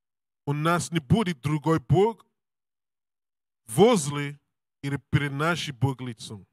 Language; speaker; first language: Russian; non-native, learner; English